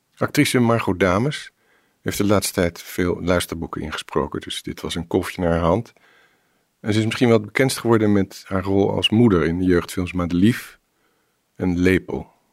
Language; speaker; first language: Dutch; native; Dutch